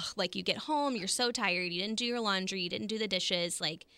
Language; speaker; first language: English; native; English